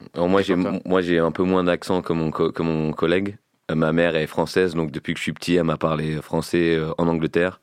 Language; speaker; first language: French; early bilingual, heritage; French